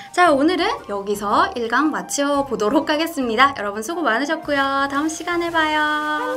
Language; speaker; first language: Korean; native; Korean